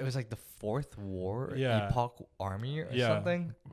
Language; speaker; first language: English; native; English